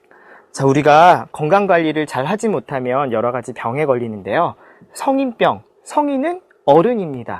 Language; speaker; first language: Korean; native; Korean